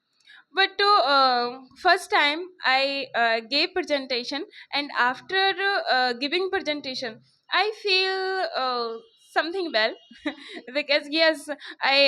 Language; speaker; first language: English; non-native, local second language; Hindi